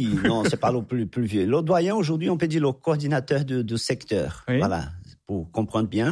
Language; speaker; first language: French; non-native, fluent; Portuguese